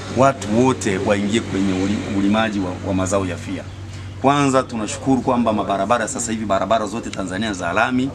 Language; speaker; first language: Swahili; native; Swahili